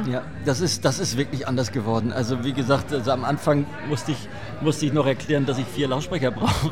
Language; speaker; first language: German; native; German